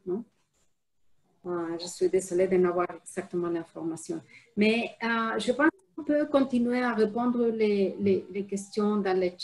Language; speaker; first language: French; non-native, fluent; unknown